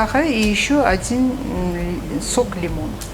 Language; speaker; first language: Russian; non-native, learner; Azerbaijani